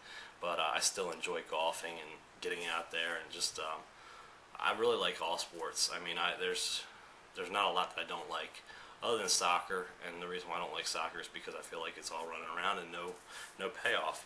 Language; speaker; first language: English; early bilingual, other home language; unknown